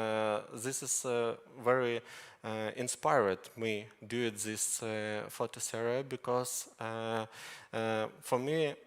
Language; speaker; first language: English; non-native, learner; Ukrainian